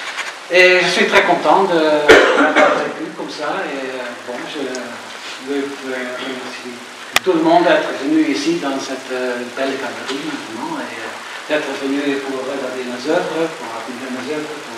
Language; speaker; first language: French; non-native, fluent; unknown